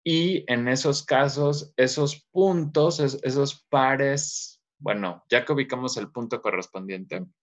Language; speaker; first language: Spanish; native; Spanish